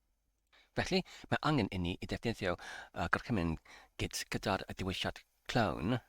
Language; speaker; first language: Welsh; non-native, fluent; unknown